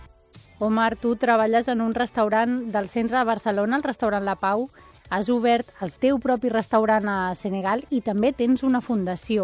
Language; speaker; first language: Catalan; native; Catalan